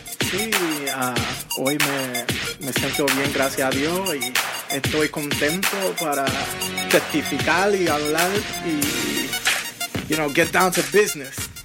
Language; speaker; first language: Spanish; early bilingual, heritage; Spanish